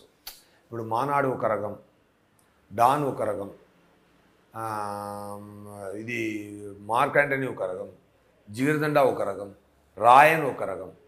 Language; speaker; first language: Telugu; non-native, learner; Tamil